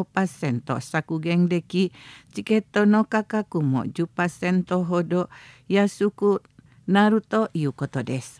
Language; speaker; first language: Japanese; non-native, fluent; Indonesian